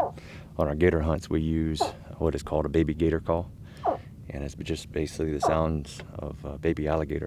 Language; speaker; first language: English; native; English